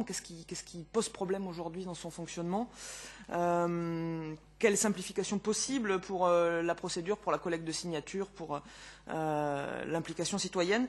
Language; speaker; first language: French; native; French